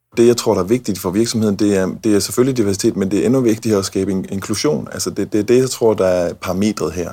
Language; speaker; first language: Danish; native; Danish